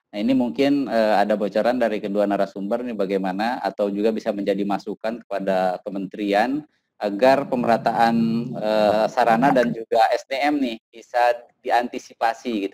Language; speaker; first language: Indonesian; native; Indonesian